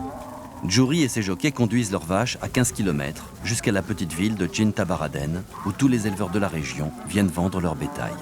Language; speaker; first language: French; native; French